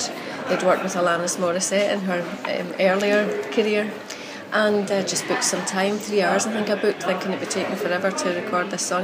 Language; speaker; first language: English; native; English